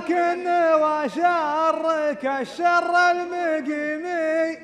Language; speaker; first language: Arabic; native; Arabic